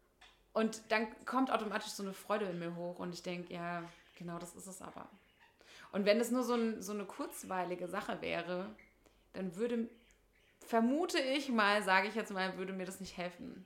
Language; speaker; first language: German; native; German